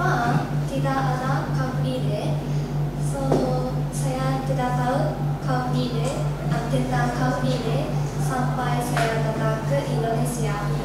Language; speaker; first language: Indonesian; non-native, learner; Japanese